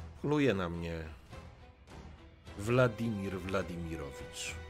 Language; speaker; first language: Polish; native; Polish